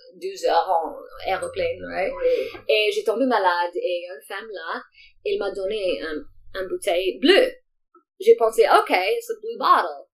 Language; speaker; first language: French; non-native, local second language; English